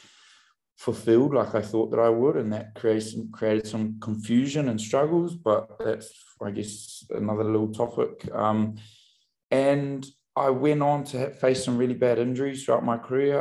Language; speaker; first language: English; native; English